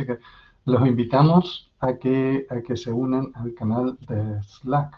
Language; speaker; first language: Spanish; native; Spanish